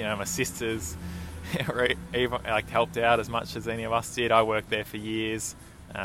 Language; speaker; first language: English; native; English